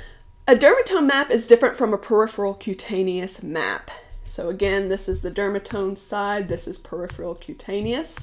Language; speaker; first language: English; native; English